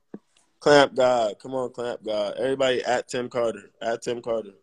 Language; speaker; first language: English; native; English